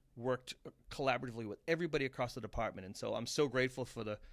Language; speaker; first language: English; native; English